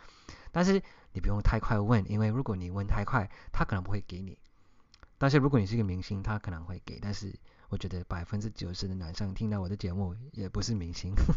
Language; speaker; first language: Chinese; early bilingual, heritage; English